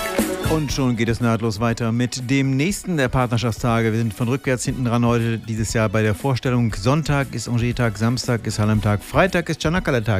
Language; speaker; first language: German; native; German